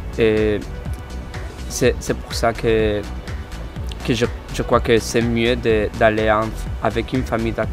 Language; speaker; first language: French; non-native, fluent; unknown